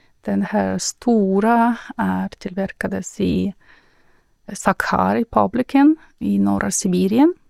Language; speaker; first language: Swedish; non-native, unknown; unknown